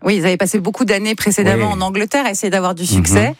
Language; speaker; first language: French; native; French